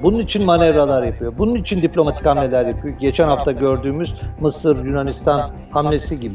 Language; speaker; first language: Turkish; native; Turkish